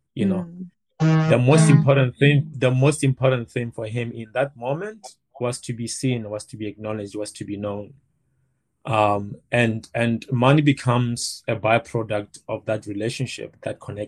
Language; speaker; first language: English; non-native, local second language; Northern Sotho